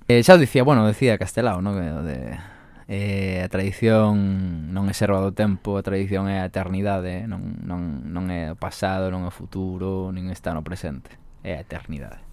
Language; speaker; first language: Galician; non-native, local second language; Spanish